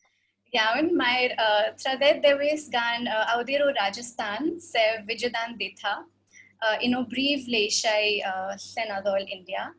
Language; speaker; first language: Welsh; non-native, fluent; Hindi